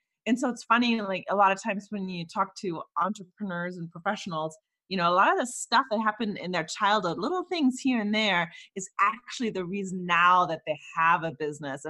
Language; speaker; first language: English; non-native, fluent; German